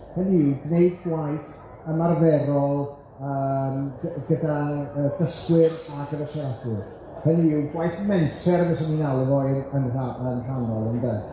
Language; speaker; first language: Welsh; non-native, fluent; Spanish